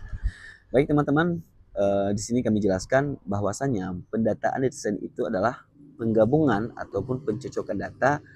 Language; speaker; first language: Indonesian; native; Indonesian